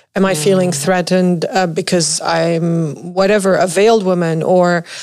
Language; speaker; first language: English; non-native, fluent; Arabic